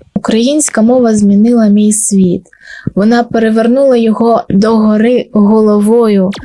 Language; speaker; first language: Ukrainian; non-native, local second language; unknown